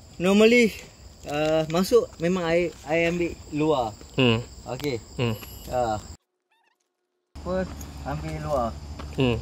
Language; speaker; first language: Malay; native; Malay